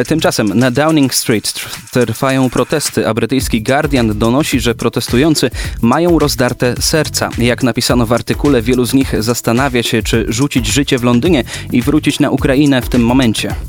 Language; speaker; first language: Polish; native; Polish